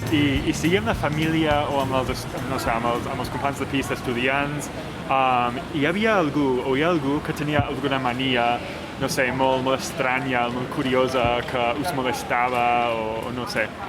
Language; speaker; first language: Catalan; native; Catalan